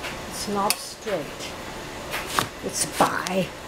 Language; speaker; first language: English; non-native, fluent; Chinese